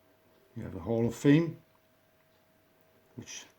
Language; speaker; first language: English; non-native, fluent; Danish